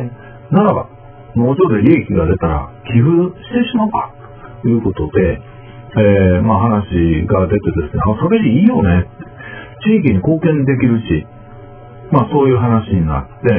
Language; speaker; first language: Japanese; native; Japanese